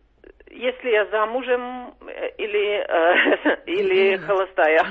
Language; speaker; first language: Russian; non-native, fluent; Czech